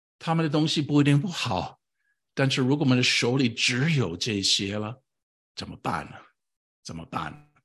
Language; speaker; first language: Chinese; non-native, fluent; English